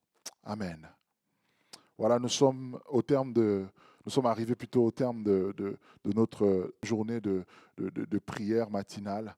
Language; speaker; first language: French; native; French